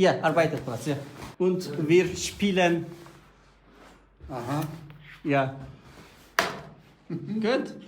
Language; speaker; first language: German; non-native, learner; Turkish